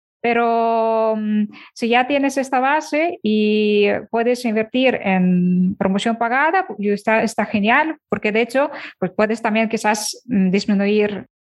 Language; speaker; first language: Spanish; non-native, fluent; Ukrainian